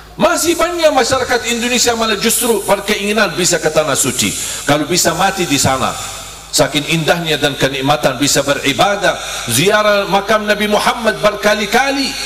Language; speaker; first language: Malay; non-native, fluent; Arabic